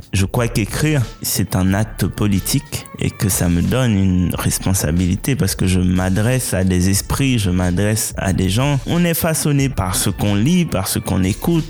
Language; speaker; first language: French; non-native, local second language; Haitian Creole